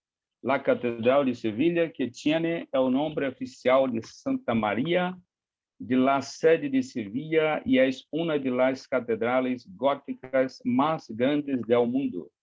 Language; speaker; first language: Spanish; non-native, learner; Portuguese